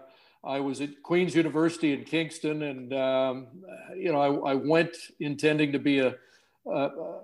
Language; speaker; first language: English; native; English